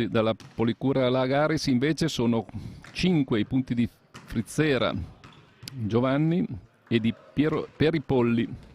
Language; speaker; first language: Italian; native; Italian